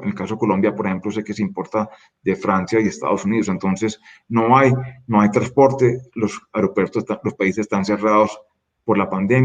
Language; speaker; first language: Spanish; native; Spanish